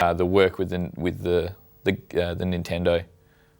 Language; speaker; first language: English; native; English